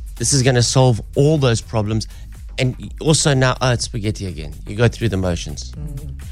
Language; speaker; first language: English; native; English